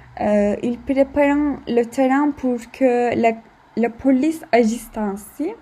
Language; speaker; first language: French; non-native, learner; Turkish